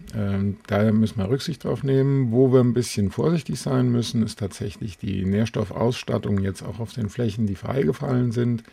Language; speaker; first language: German; native; German